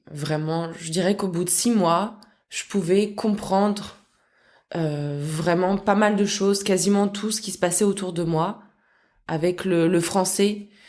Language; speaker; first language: French; early bilingual, other home language; Russian